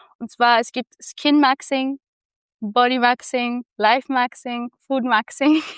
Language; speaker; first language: German; non-native, fluent; Arabic